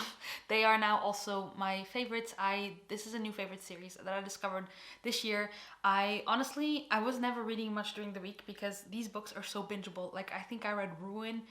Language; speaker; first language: English; non-native, fluent; Portuguese